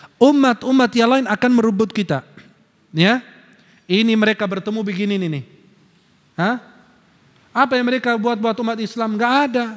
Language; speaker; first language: Indonesian; non-native, fluent; Arabic